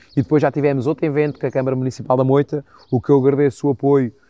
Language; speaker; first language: Portuguese; native; Portuguese